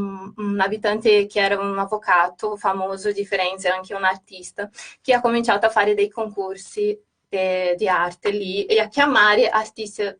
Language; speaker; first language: Italian; non-native, fluent; Portuguese